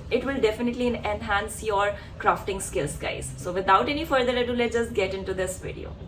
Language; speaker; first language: English; non-native, local second language; Hindi